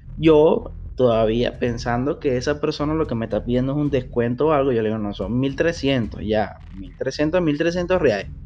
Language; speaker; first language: Spanish; native; Spanish